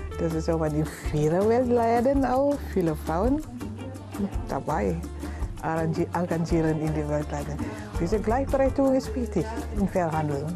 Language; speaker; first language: German; non-native, learner; Indonesian